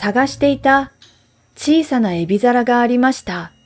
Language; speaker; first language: Japanese; native; Japanese